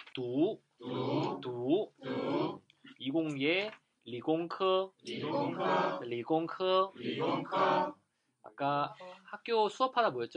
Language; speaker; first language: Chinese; non-native, fluent; Korean